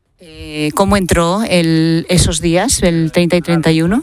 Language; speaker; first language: Spanish; native; Spanish